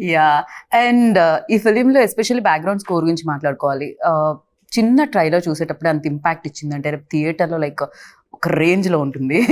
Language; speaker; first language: Telugu; native; Telugu